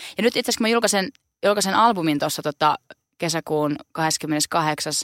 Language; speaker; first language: Finnish; native; Finnish